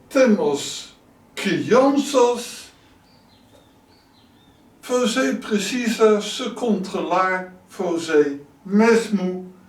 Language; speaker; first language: Portuguese; non-native, learner; Dutch